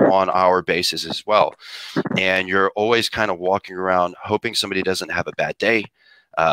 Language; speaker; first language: English; native; English